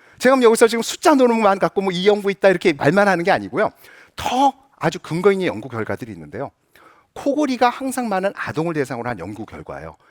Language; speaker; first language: Korean; native; Korean